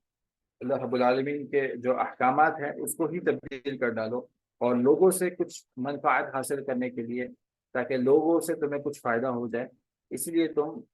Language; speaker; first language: Urdu; native; Urdu